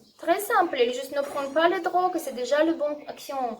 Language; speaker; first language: French; non-native, learner; Russian